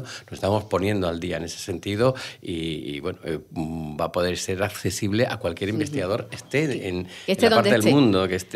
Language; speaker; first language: Spanish; native; Spanish